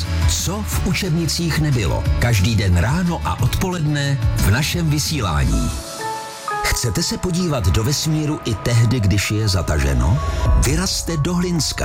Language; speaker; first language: Czech; native; Czech